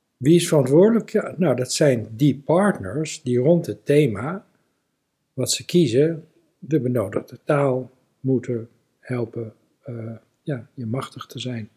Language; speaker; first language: Dutch; native; Dutch